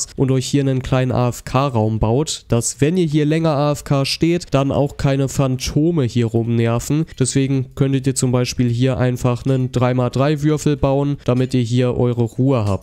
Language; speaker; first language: German; native; German